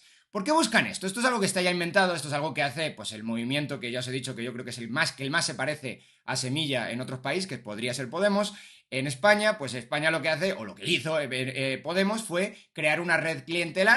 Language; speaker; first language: Spanish; native; Spanish